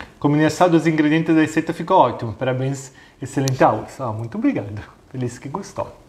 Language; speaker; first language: Portuguese; non-native, fluent; Italian